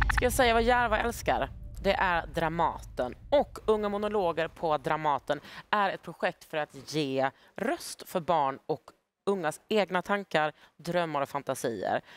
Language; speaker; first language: Swedish; native; Swedish